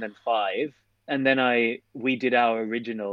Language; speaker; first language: English; native; English